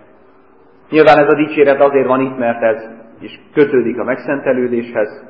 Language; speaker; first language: Hungarian; native; Hungarian